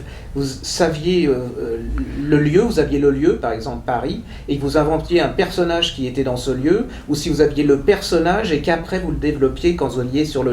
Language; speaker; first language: French; native; French